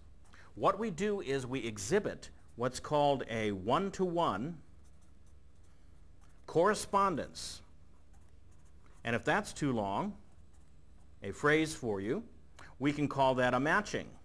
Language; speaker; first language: English; native; English